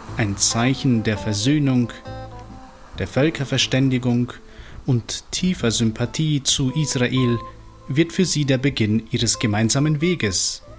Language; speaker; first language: German; native; German